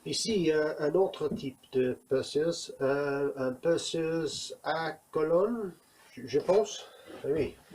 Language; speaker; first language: French; non-native, learner; English